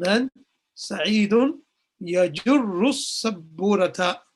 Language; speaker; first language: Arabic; non-native, fluent; English